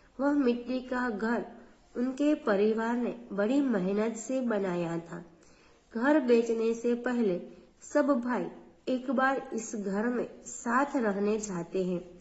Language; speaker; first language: Hindi; non-native, local second language; Gujarati